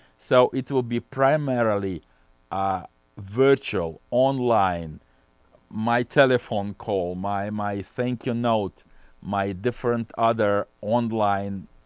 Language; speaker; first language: English; non-native, fluent; Russian